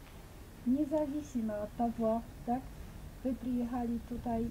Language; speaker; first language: Russian; non-native, learner; Polish